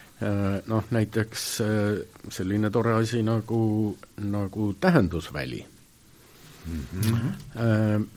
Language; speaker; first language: Estonian; native; Estonian